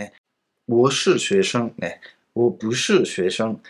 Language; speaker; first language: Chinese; non-native, fluent; Japanese